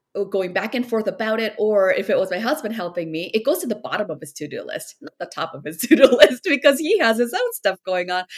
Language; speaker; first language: English; early bilingual, other home language; Korean